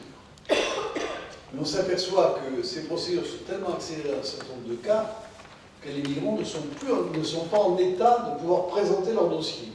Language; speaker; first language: French; native; French